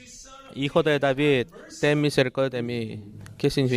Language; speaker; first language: Spanish; non-native, learner; Korean